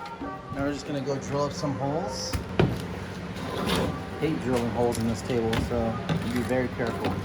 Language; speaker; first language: English; native; English